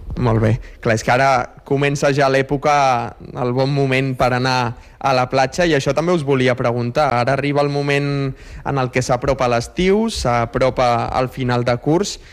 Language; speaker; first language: Catalan; native; Catalan